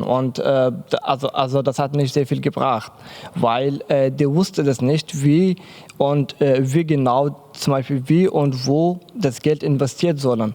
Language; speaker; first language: German; non-native, learner; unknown